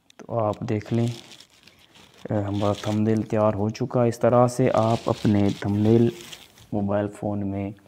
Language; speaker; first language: Urdu; non-native, local second language; Sindhi